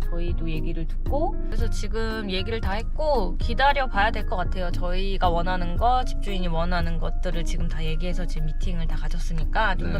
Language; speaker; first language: Korean; native; Korean